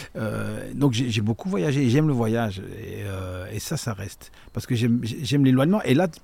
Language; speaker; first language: French; native; French